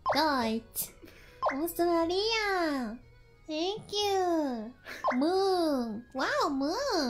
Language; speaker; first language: English; non-native, learner; Japanese